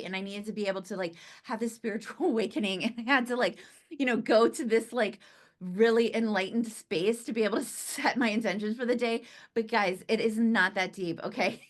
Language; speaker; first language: English; native; English